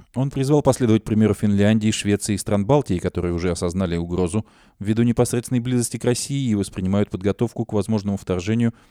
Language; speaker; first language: Russian; native; Russian